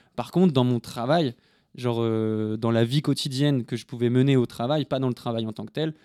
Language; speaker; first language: French; native; French